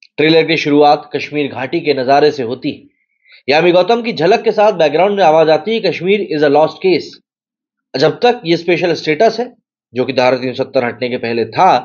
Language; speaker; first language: Hindi; native; Hindi